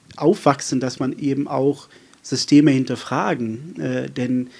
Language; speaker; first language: German; non-native, fluent; Afrikaans